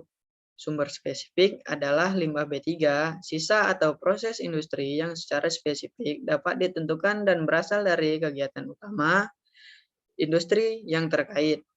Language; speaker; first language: Indonesian; native; Indonesian